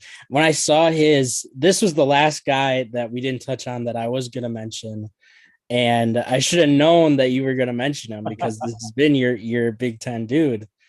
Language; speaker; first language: English; native; English